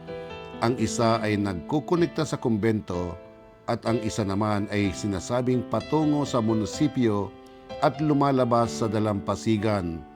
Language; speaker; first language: Filipino; non-native, local second language; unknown